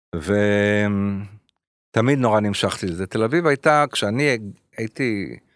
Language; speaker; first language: Hebrew; early bilingual, other home language; French